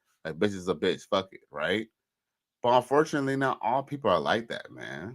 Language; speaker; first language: English; native; English